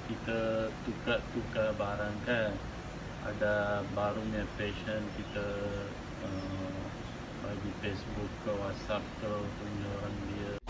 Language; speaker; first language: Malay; non-native, learner; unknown